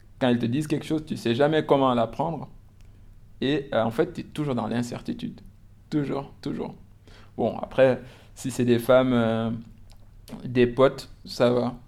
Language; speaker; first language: French; non-native, local second language; Wolof